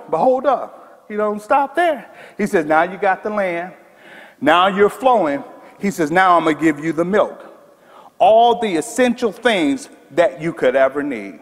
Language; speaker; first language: English; native; English